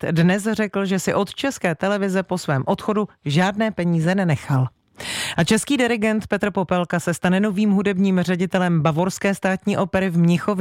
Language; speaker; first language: Czech; native; Czech